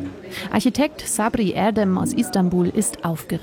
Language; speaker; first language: German; native; German